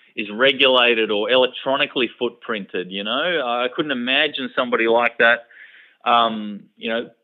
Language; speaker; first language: English; native; English